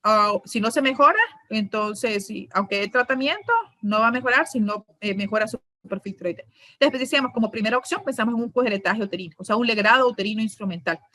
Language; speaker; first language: Spanish; native; Spanish